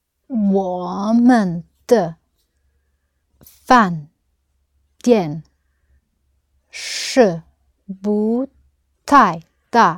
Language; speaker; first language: Chinese; non-native, learner; English